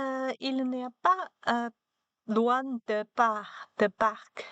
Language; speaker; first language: French; non-native, learner; Chinese